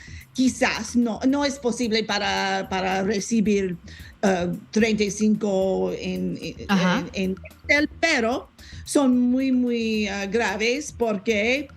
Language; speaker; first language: Spanish; non-native, learner; English